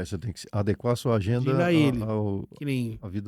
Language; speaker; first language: Portuguese; native; Portuguese